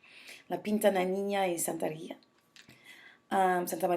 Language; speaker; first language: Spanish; non-native, learner; English